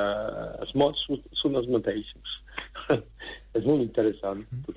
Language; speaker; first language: Catalan; non-native, local second language; French